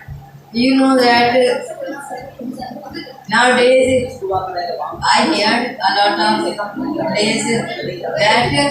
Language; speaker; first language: English; non-native, learner; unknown